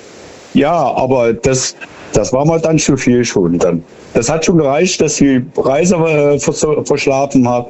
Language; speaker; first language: German; native; German